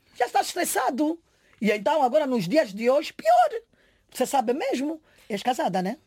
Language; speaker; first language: Portuguese; native; Portuguese